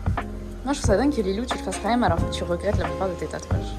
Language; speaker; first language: French; native; French